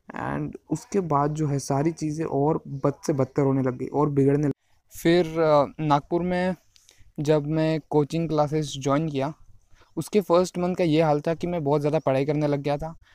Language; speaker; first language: Hindi; non-native, local second language; Marathi